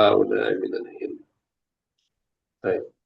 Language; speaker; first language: Arabic; non-native, learner; Indonesian